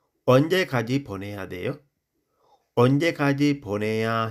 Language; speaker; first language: Korean; non-native, fluent; Sinhala